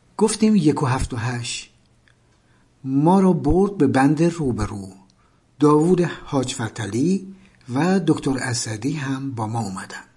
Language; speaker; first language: Persian; native; Persian